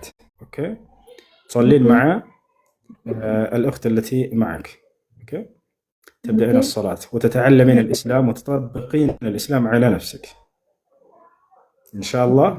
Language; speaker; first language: Arabic; non-native, fluent; Amharic